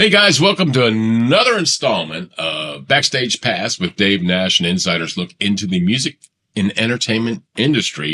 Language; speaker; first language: English; native; English